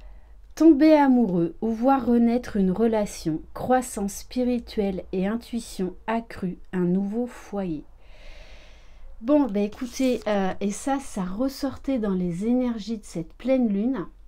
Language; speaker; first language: French; native; French